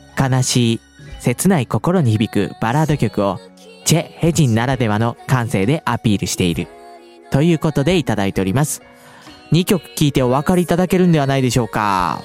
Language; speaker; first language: Japanese; native; Japanese